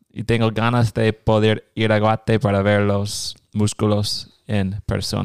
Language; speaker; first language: Spanish; non-native, fluent; English